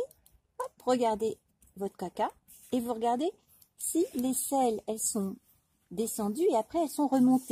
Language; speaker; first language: French; native; French